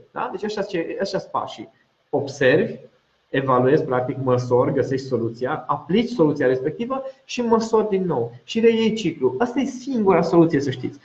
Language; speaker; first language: Romanian; non-native, local second language; Hungarian